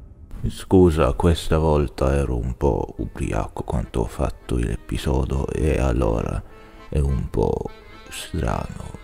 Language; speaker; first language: Italian; non-native, learner; Swedish